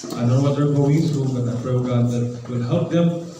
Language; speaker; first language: English; non-native, local second language; Filipino